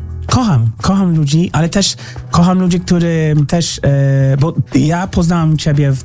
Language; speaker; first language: Polish; non-native, learner; English